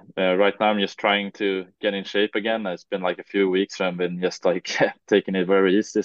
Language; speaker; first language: English; non-native, fluent; Swedish